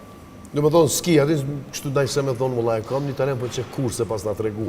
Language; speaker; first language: Albanian; native; Albanian